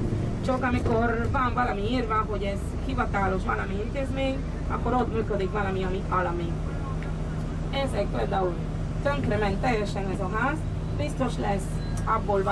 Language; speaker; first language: Hungarian; non-native, fluent; Spanish